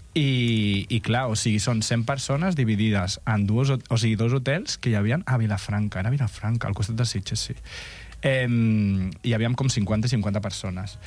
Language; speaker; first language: Catalan; non-native, local second language; Spanish